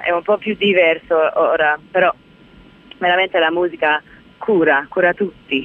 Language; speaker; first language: Italian; early bilingual, heritage; Italian